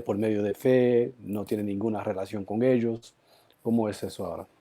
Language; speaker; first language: Spanish; early bilingual, heritage; Spanish